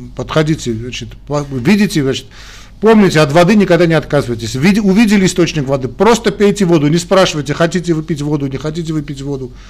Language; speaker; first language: Russian; non-native, local second language; Armenian